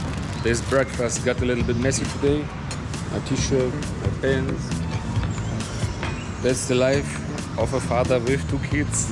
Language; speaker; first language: English; non-native, fluent; German